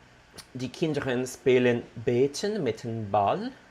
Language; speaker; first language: Dutch; non-native, learner; Italian